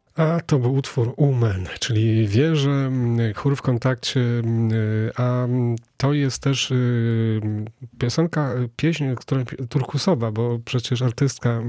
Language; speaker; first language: Polish; native; Polish